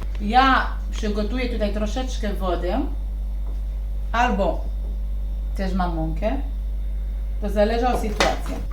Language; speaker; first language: Polish; non-native, learner; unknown